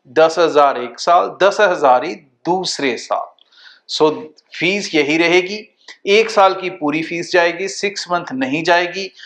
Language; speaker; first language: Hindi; non-native, local second language; Punjabi